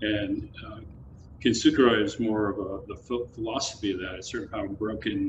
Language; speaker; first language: English; native; English